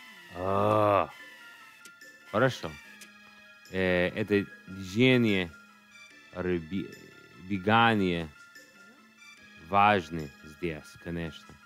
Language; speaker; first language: Russian; non-native, learner; English